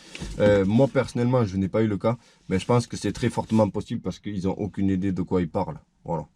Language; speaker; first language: French; native; French